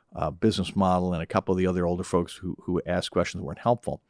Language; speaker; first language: English; native; English